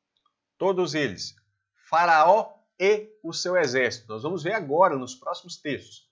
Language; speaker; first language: Portuguese; native; Portuguese